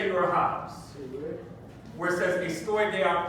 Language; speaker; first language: Spanish; non-native, fluent; English